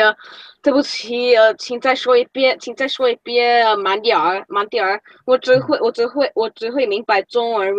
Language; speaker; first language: Chinese; non-native, learner; English